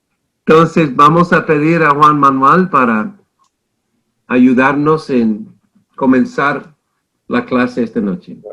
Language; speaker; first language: Spanish; non-native, fluent; English